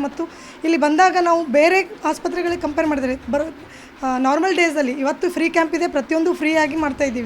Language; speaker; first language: Kannada; native; Kannada